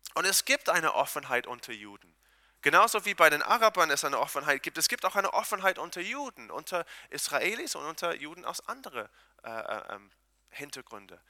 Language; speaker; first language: German; non-native, fluent; Hebrew